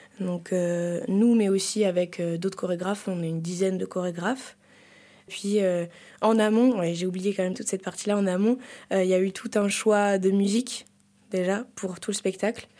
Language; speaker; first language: French; native; French